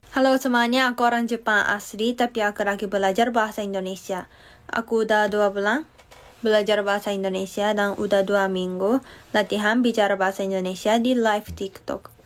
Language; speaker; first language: Indonesian; non-native, learner; Japanese